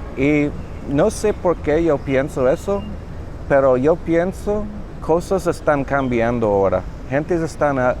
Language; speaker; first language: Spanish; non-native, learner; English